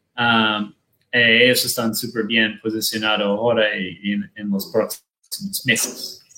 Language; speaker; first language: Spanish; non-native, learner; Portuguese